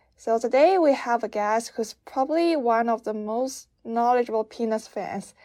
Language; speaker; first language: English; non-native, fluent; Chinese